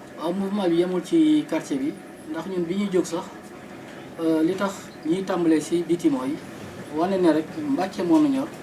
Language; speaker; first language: Wolof; native; Wolof